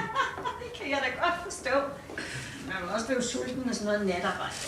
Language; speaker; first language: Danish; native; Danish